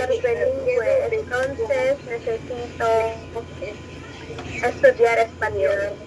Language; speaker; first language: Spanish; non-native, learner; Filipino